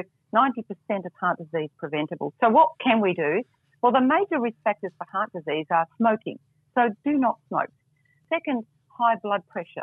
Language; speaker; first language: English; native; English